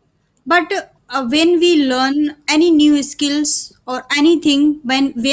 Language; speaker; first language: English; non-native, learner; Hindi